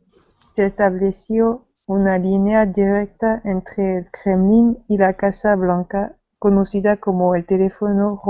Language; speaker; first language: Spanish; non-native, learner; French